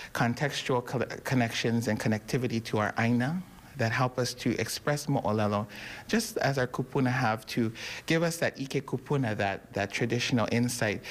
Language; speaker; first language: English; native; English